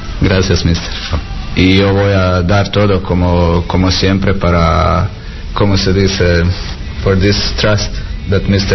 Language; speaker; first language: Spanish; non-native, learner; Croatian